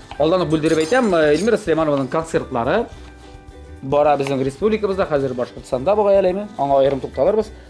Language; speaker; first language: Tatar; native; Tatar